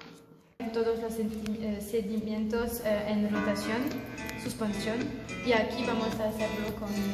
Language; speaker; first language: Spanish; non-native, fluent; French